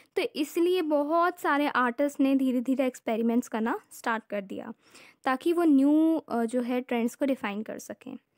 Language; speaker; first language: Hindi; native; Hindi